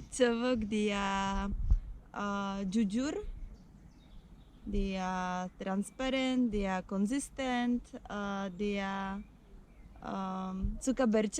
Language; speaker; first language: Indonesian; non-native, learner; Czech